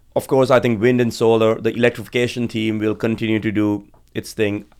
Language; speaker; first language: English; non-native, local second language; Sinhala